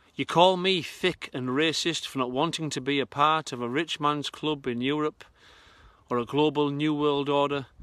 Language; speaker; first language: English; native; English